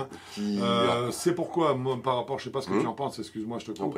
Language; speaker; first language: French; native; French